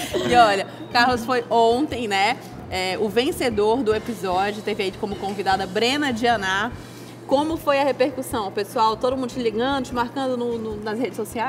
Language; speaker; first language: Portuguese; native; Portuguese